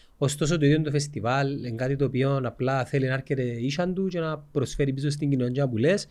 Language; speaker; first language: Greek; native; Greek